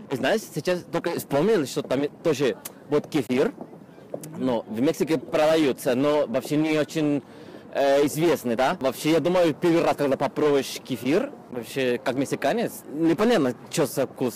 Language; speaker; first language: Russian; non-native, fluent; Spanish